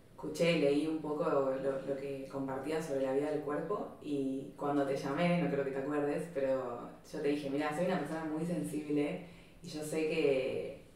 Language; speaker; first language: Spanish; native; Spanish